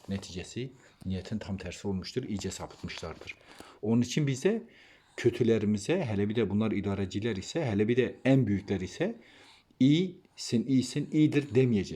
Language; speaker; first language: Turkish; native; Turkish